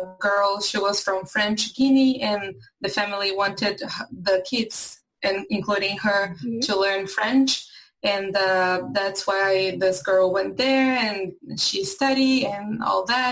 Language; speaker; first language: English; non-native, fluent; Portuguese